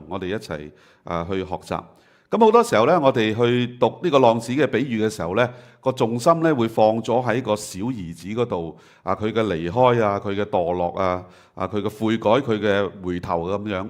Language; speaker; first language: Chinese; native; Chinese